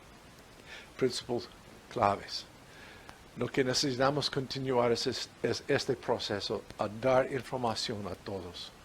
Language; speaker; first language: Spanish; non-native, fluent; English